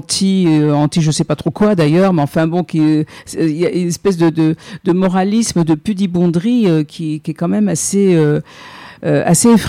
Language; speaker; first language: French; native; French